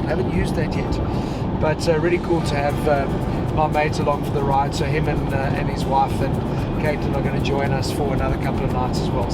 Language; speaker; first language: English; native; English